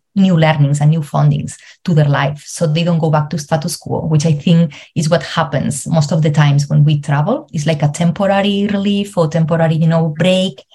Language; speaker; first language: English; non-native, fluent; Spanish